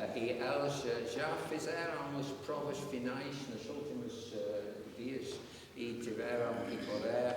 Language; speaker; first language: Portuguese; non-native, learner; English